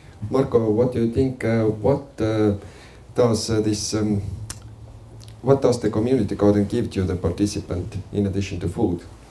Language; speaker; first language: English; non-native, fluent; Estonian